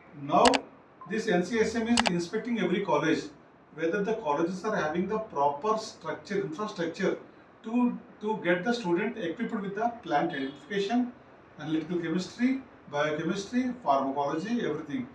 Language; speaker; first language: English; non-native, local second language; Telugu